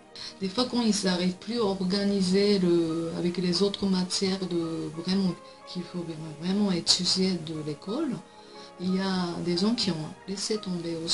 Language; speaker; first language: French; non-native, fluent; Japanese